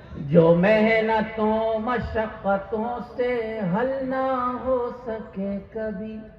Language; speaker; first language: Urdu; native; Urdu